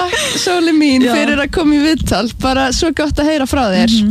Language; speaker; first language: Icelandic; native; Icelandic